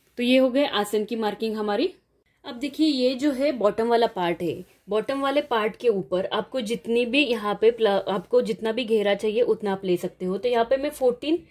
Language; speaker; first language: Hindi; non-native, local second language; Marathi